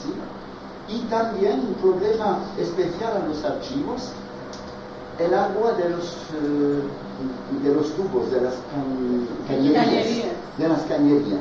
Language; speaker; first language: Spanish; non-native, fluent; French